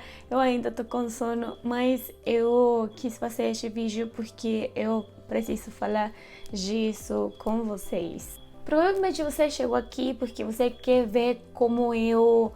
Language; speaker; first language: Portuguese; non-native, fluent; Spanish